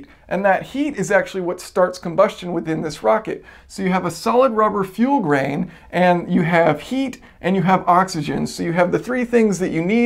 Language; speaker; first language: English; native; English